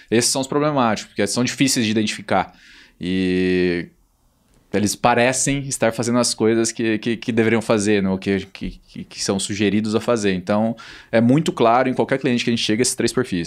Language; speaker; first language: Portuguese; native; Portuguese